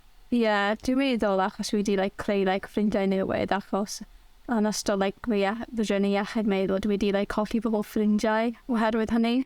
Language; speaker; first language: Welsh; non-native, local second language; English